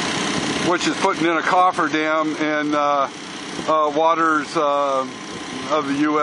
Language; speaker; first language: English; native; English